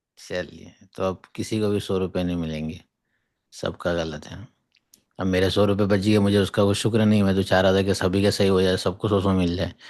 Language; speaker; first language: Urdu; native; Urdu